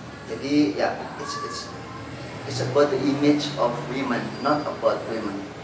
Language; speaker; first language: English; non-native, fluent; Javanese